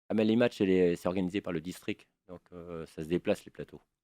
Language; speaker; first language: French; native; French